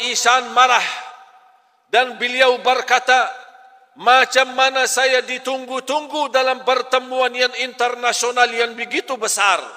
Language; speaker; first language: Malay; non-native, fluent; Arabic